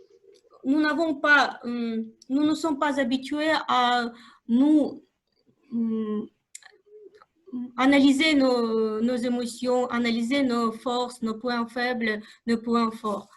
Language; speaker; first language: French; non-native, fluent; Russian